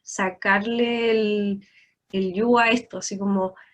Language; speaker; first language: Spanish; native; Spanish